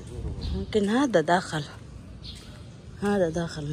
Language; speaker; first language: Arabic; non-native, learner; Filipino